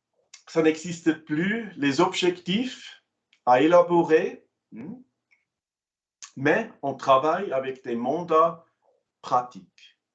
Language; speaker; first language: French; non-native, local second language; German